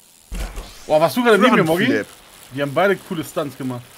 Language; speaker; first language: German; native; German